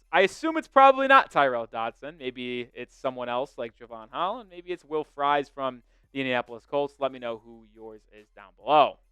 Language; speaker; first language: English; native; English